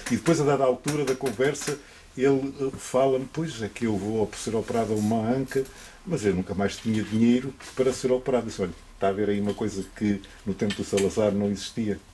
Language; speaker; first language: Portuguese; native; Portuguese